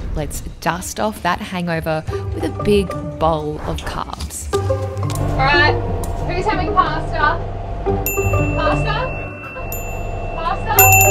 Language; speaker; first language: English; native; English